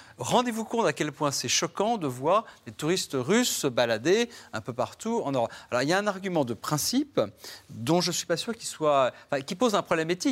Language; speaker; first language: French; native; French